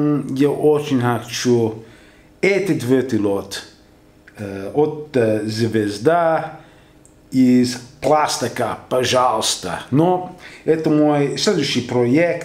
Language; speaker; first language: Russian; non-native, learner; English